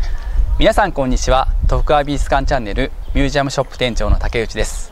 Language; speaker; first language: Japanese; native; Japanese